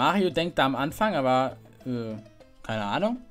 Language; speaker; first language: German; native; German